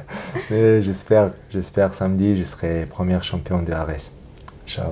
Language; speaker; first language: French; non-native, learner; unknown